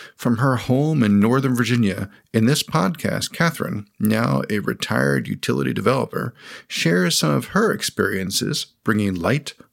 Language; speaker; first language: English; native; English